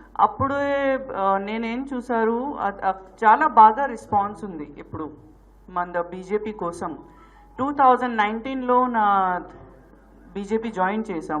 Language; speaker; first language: Telugu; non-native, learner; Gujarati